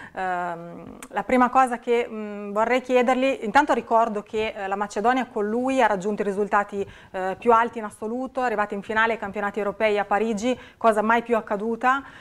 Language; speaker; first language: Italian; native; Italian